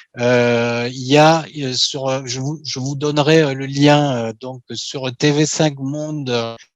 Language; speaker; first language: French; native; French